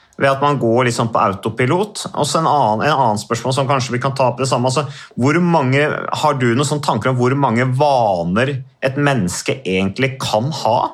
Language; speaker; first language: Norwegian; native; Norwegian